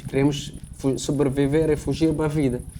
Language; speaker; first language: Portuguese; non-native, learner; Arabic